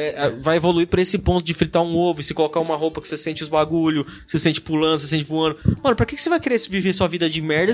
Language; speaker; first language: Portuguese; native; Portuguese